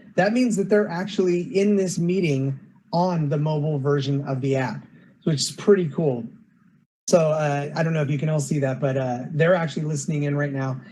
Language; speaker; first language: English; native; English